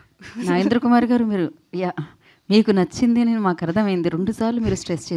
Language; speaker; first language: Telugu; native; Telugu